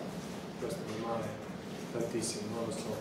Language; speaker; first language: Italian; non-native, learner; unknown